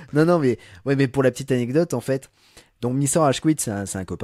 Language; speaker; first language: French; native; French